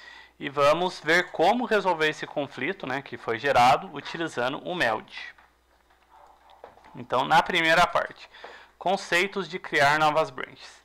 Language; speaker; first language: Portuguese; native; Portuguese